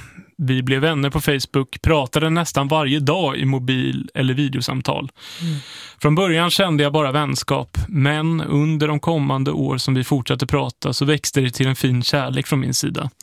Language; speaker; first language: Swedish; native; Swedish